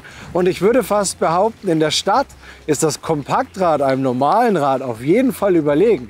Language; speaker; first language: German; native; German